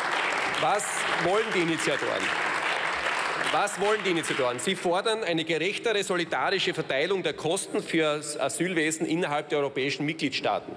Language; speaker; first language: German; native; German